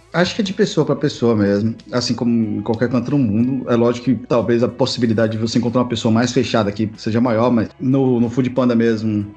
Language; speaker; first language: Portuguese; native; Portuguese